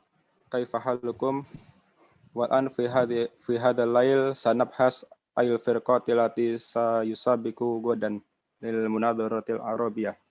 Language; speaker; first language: Arabic; non-native, learner; Indonesian